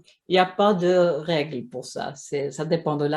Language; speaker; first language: French; non-native, fluent; Swedish